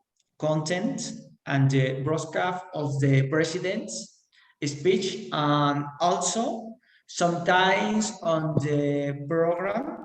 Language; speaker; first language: English; non-native, learner; Spanish